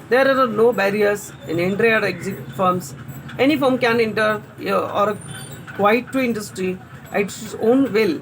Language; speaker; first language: English; non-native, local second language; Marathi